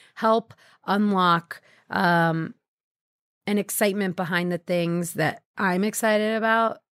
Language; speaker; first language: English; early bilingual, other home language; Hindi